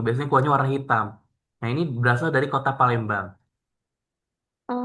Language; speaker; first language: Indonesian; native; Indonesian